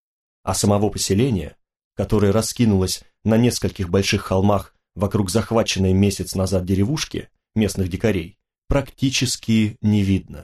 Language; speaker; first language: Russian; native; Russian